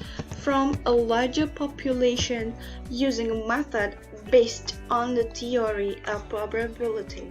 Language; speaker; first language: English; non-native, learner; Indonesian